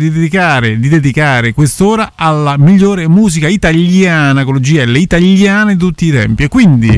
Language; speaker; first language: Italian; native; Italian